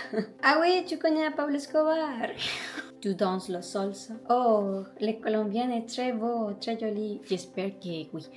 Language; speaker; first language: French; non-native, learner; Spanish